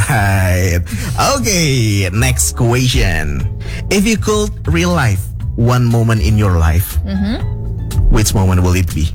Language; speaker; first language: English; non-native, learner; Indonesian